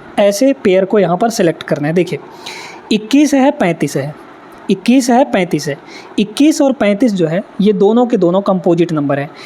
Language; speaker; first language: Hindi; native; Hindi